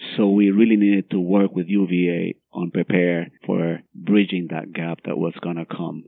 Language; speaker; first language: English; non-native, fluent; Spanish